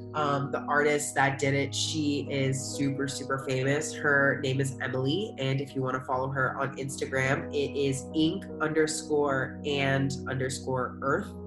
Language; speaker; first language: English; native; English